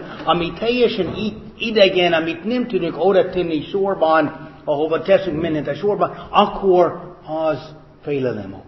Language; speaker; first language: Hungarian; non-native, fluent; English